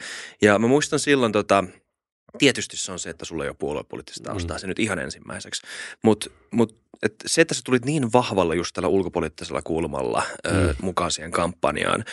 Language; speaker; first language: Finnish; native; Finnish